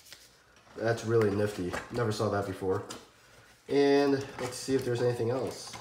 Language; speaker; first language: English; native; English